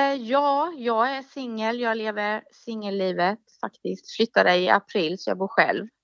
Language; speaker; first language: Swedish; early bilingual, other home language; Danish